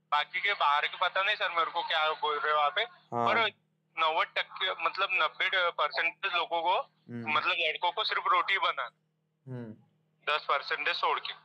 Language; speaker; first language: Hindi; non-native, local second language; Marathi